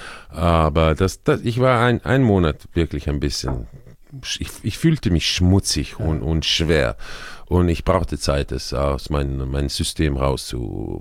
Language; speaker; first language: German; non-native, fluent; Croatian